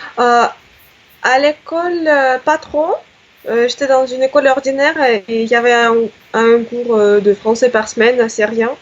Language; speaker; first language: French; non-native, fluent; Russian